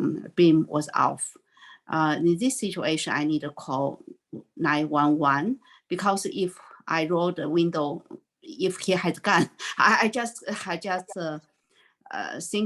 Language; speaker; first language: English; non-native, learner; Chinese